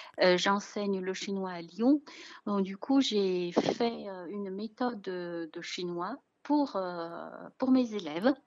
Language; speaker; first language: French; non-native, fluent; Chinese